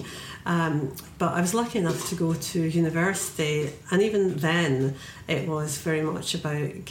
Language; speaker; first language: English; native; English